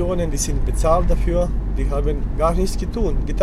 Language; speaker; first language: German; non-native, learner; Bosnian